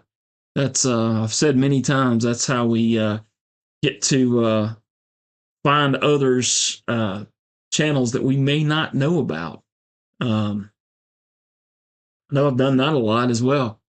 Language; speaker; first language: English; native; English